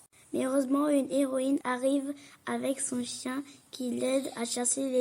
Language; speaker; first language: French; early bilingual, heritage; French